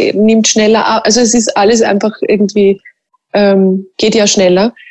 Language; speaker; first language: German; native; German